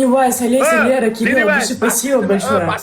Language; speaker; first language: Russian; native; Russian